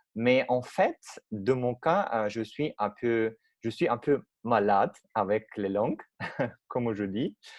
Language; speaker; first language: French; non-native, learner; Russian